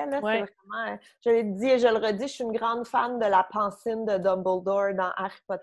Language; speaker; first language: French; native; French